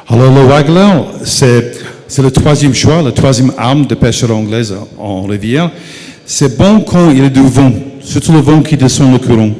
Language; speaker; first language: French; non-native, fluent; English